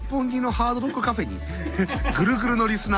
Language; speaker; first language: Japanese; native; Japanese